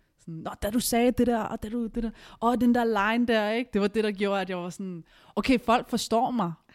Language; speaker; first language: Danish; early bilingual, other home language; Spanish